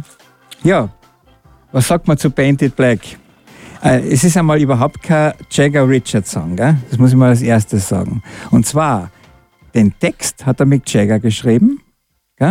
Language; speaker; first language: German; native; German